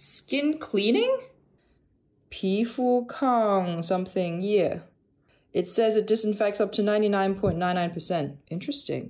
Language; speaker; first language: English; non-native, local second language; Cantonese